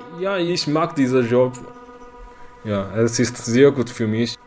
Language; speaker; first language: German; non-native, learner; Chinese